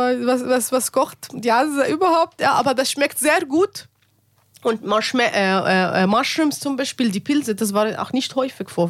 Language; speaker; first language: German; non-native, learner; Arabic